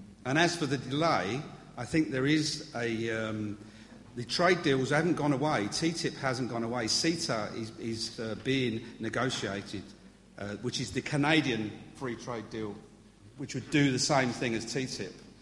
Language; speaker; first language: English; native; English